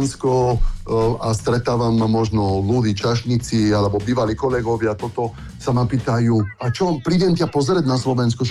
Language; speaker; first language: Slovak; non-native, fluent; Italian